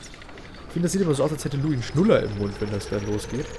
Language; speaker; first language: German; native; German